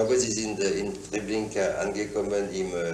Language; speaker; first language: German; non-native, fluent; French